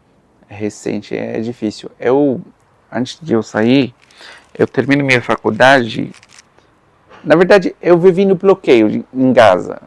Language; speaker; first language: Portuguese; non-native, fluent; Arabic